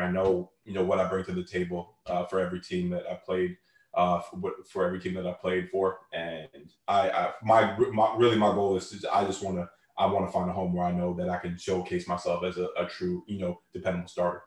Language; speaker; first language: English; native; English